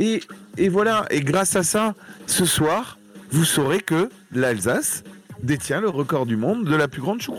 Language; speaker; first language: French; native; French